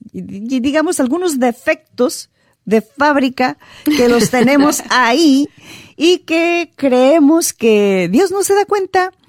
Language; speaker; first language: Spanish; native; Spanish